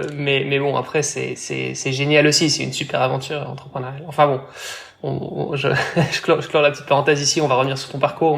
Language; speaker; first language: French; native; French